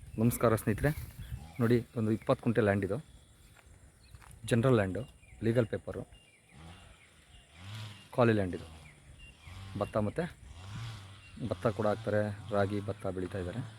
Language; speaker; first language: Kannada; native; Kannada